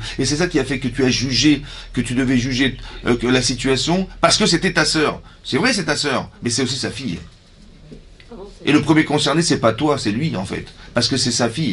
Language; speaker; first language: French; native; French